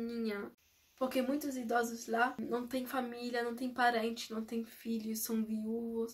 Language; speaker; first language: Portuguese; early bilingual, heritage; Portuguese